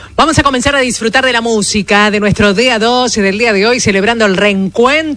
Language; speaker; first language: Spanish; native; Spanish